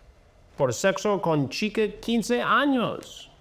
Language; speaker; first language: Spanish; non-native, learner; English